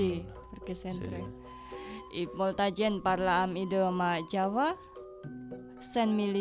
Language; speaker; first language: Catalan; non-native, learner; Indonesian